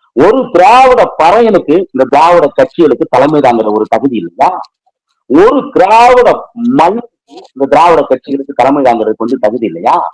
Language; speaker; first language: Tamil; native; Tamil